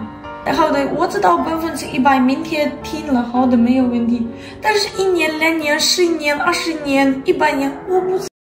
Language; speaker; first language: Chinese; non-native, learner; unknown